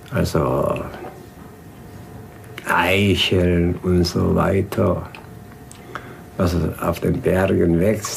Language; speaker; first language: German; non-native, fluent; Korean